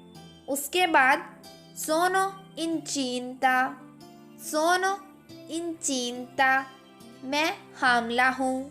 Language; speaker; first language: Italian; non-native, fluent; Urdu